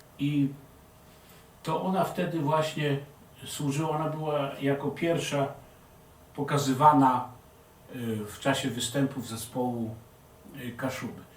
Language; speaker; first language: Polish; native; Polish